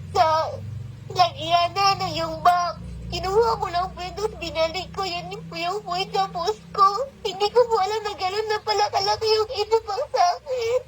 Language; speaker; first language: Filipino; native; Filipino